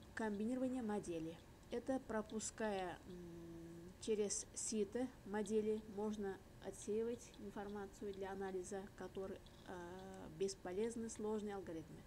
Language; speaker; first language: Russian; non-native, local second language; Uzbek